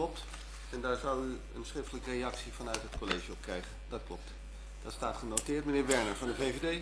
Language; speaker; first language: Dutch; native; Dutch